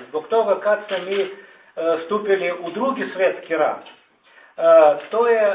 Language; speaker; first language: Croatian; non-native, learner; Russian